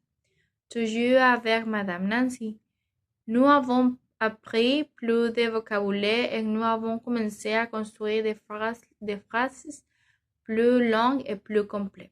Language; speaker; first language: French; non-native, learner; Spanish